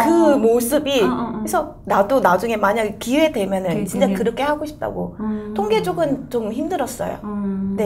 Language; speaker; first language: Korean; non-native, fluent; Vietnamese